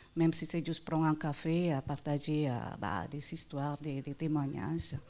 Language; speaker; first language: French; non-native, fluent; Indonesian